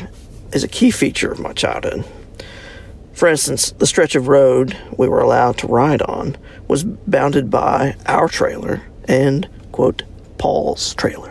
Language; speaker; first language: English; native; English